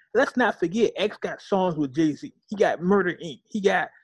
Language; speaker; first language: English; native; English